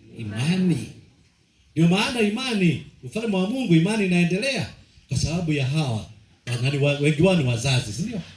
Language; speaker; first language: Swahili; non-native, local second language; Kikuyu